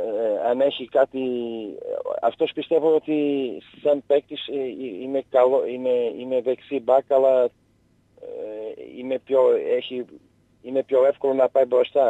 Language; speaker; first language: Greek; non-native, learner; Portuguese